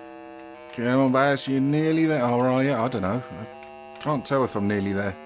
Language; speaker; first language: English; native; English